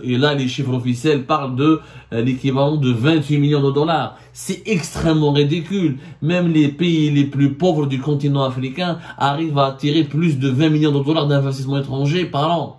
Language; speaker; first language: French; non-native, local second language; Arabic